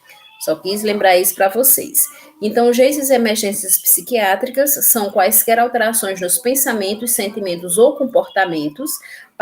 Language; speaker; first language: Portuguese; native; Portuguese